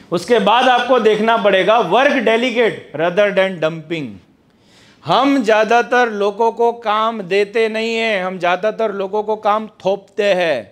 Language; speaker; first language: Hindi; non-native, local second language; Gujarati